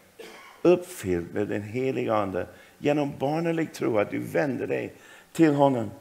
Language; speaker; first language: Swedish; non-native, fluent; English